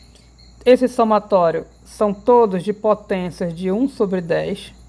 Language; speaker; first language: Portuguese; native; Portuguese